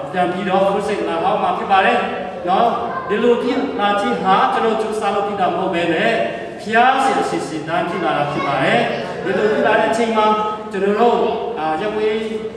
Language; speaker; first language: Burmese; non-native, local second language; Tedim Chin